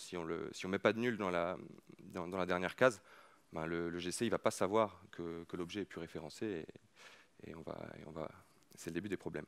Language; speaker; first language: French; native; French